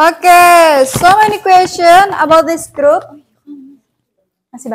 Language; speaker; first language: English; non-native, learner; Indonesian